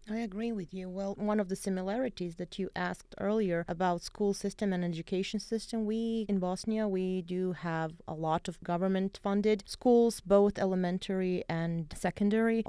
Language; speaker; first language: English; non-native, fluent; Bosnian